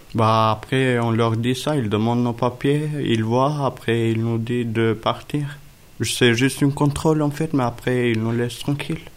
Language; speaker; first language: French; early bilingual, other home language; Albanian